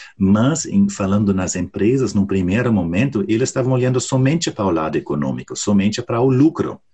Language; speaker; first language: Portuguese; non-native, fluent; German